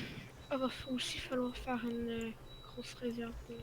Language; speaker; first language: French; native; French